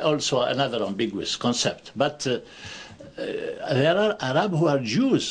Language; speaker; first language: English; non-native, fluent; Arabic